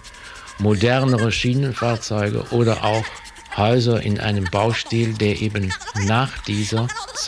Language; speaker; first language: German; native; German